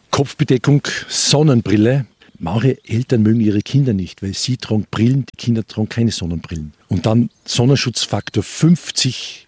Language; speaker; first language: German; native; German